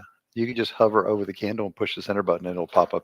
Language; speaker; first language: English; native; English